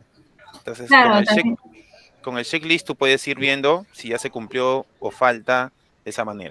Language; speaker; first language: Spanish; native; Spanish